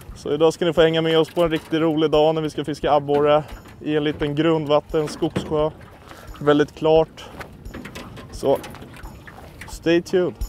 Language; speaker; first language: Swedish; native; Swedish